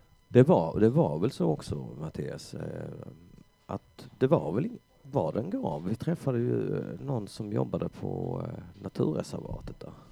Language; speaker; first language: Swedish; native; Swedish